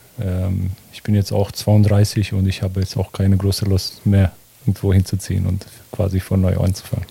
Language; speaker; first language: German; early bilingual, other home language; Bosnian